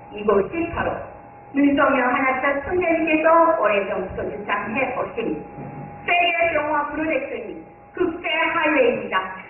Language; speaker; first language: Korean; non-native, fluent; Japanese